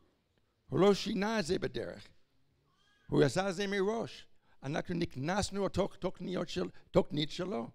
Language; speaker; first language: Hebrew; non-native, fluent; English